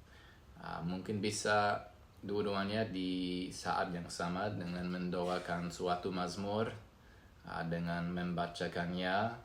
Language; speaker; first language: Indonesian; non-native, fluent; English